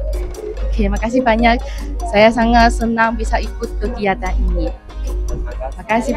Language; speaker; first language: Indonesian; non-native, fluent; Chinese